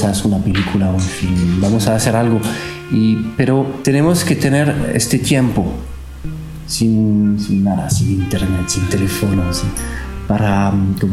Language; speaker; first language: Spanish; non-native, fluent; French